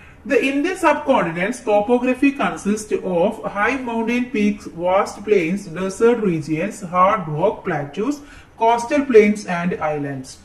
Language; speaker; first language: English; non-native, local second language; Malayalam